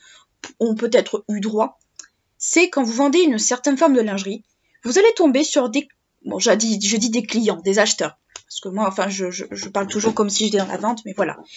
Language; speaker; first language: French; native; French